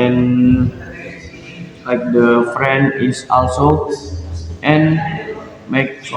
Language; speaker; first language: English; non-native, learner; Indonesian